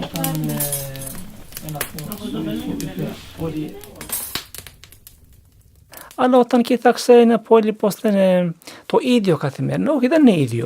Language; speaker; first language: Greek; non-native, learner; Turkish